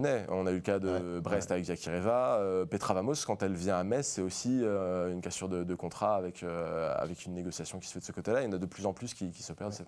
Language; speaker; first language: French; native; French